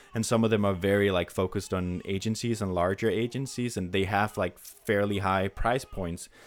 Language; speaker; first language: English; non-native, fluent; Danish